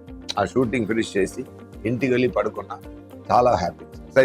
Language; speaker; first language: Telugu; non-native, fluent; Tamil